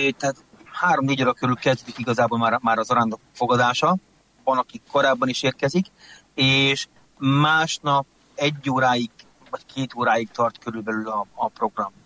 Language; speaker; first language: Hungarian; native; Hungarian